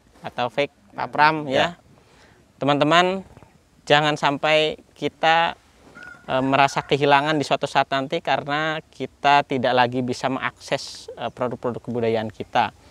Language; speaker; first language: Indonesian; non-native, local second language; Sundanese